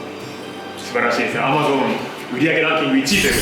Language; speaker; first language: Japanese; native; Japanese